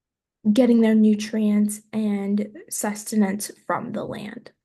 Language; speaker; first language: English; native; English